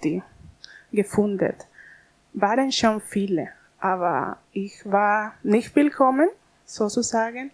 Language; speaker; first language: German; non-native, learner; Spanish